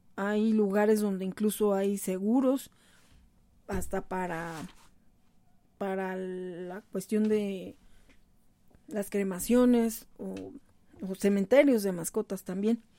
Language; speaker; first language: Spanish; native; Spanish